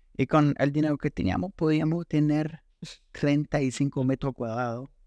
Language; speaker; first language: Spanish; non-native, fluent; French